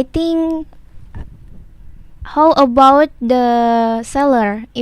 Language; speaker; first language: English; non-native, learner; Indonesian